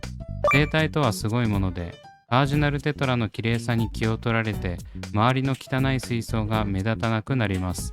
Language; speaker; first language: Japanese; native; Japanese